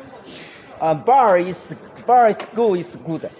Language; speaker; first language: English; non-native, learner; Chinese